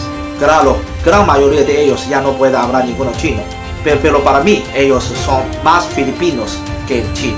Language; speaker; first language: Spanish; non-native, fluent; Chinese